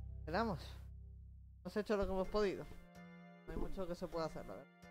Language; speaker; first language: Spanish; native; Spanish